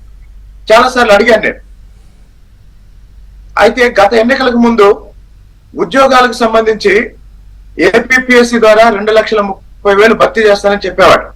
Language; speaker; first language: Telugu; native; Telugu